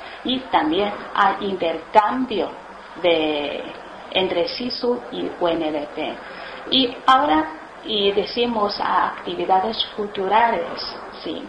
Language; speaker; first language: Spanish; non-native, learner; Chinese